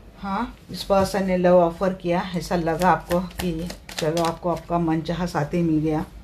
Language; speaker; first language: Hindi; non-native, local second language; Marathi